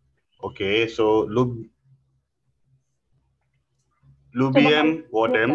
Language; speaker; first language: Polish; non-native, learner; Indonesian